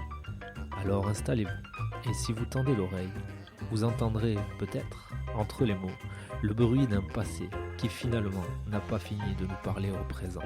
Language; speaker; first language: French; native; French